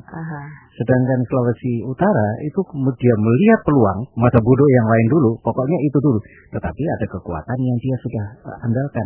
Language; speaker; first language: Indonesian; native; Indonesian